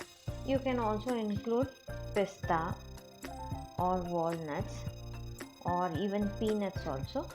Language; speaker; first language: Kannada; native; Kannada